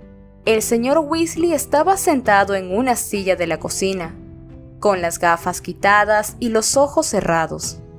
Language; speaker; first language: Spanish; native; Spanish